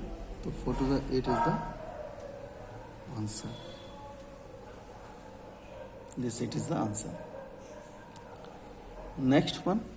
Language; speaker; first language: English; non-native, local second language; Hindi